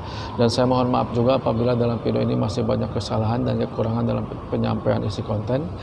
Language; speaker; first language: Indonesian; native; Indonesian